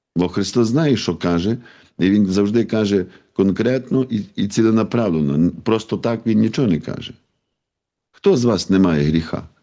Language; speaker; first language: Ukrainian; native; Ukrainian